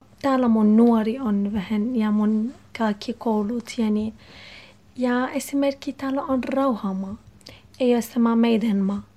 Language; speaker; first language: Finnish; non-native, learner; Arabic